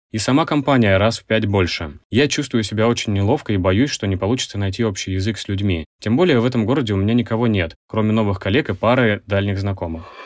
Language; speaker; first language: Russian; native; Russian